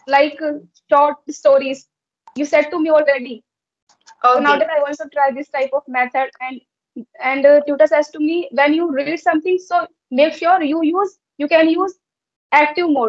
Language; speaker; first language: English; non-native, learner; Hindi